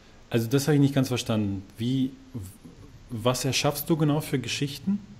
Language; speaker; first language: German; native; German